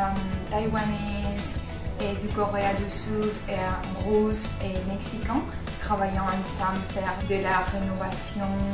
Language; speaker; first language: French; non-native, learner; Spanish